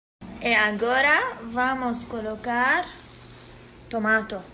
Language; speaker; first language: Portuguese; non-native, learner; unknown